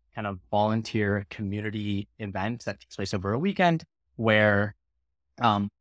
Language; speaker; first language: English; native; English